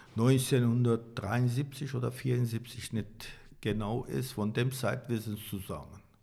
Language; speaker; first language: German; non-native, learner; Turkish